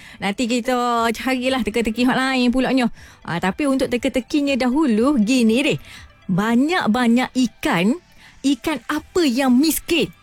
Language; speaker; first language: Malay; native; Malay